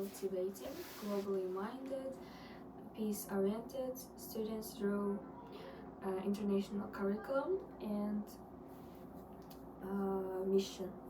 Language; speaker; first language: English; non-native, learner; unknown